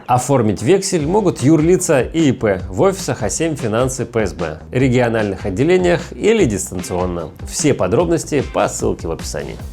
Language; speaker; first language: Russian; native; Russian